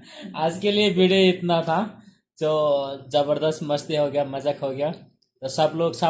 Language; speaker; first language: Hindi; non-native, local second language; Bangla